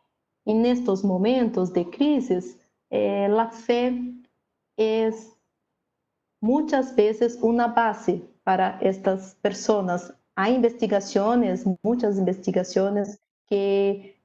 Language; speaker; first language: Spanish; non-native, learner; Portuguese